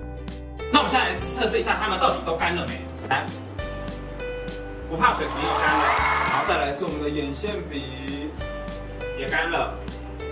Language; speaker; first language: Chinese; native; Chinese